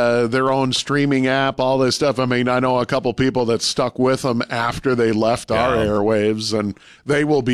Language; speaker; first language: English; native; English